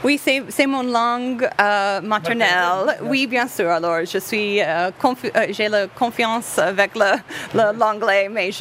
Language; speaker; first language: French; non-native, learner; English